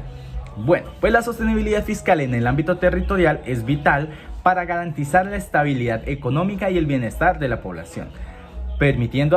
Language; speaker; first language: Spanish; native; Spanish